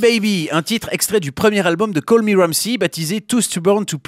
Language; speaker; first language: French; native; French